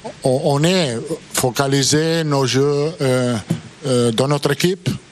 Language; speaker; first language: French; non-native, learner; Italian